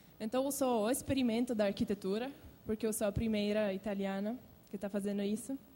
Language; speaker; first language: Portuguese; non-native, fluent; Italian